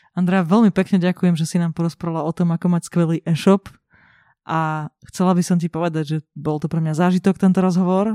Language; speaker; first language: Slovak; non-native, local second language; Hungarian